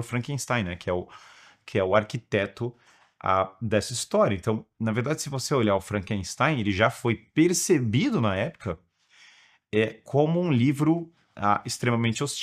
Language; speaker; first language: Portuguese; native; Portuguese